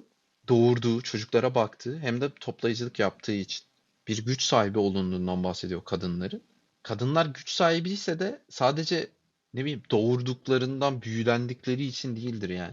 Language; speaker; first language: Turkish; native; Turkish